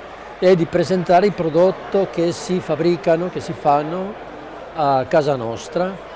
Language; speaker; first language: Italian; non-native, learner; Spanish